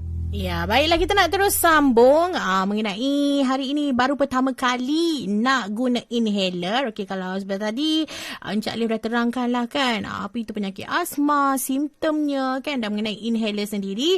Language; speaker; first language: Malay; native; Malay